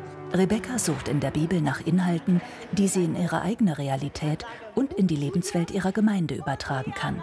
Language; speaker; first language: German; native; German